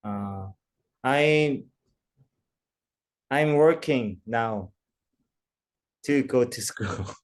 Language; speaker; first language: English; non-native, learner; Korean